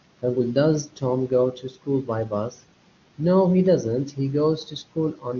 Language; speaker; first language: English; non-native, fluent; Arabic